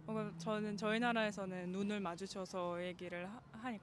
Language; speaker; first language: Korean; non-native, fluent; Georgian